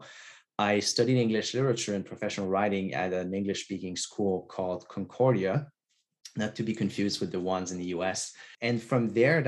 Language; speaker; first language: English; non-native, fluent; French